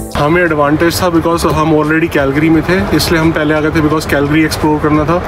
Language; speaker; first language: Hindi; native; Hindi